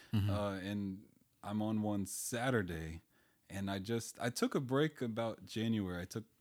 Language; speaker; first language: English; native; English